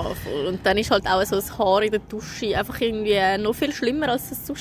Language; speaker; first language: German; native; German